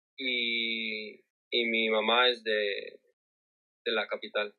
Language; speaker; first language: Spanish; early bilingual, heritage; Spanish